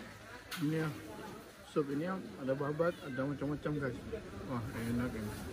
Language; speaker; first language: Indonesian; non-native, learner; Arabic